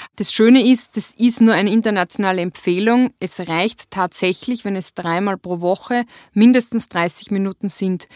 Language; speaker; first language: German; native; German